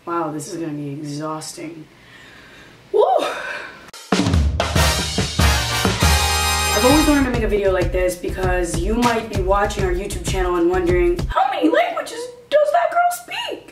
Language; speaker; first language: English; early bilingual, other home language; Portuguese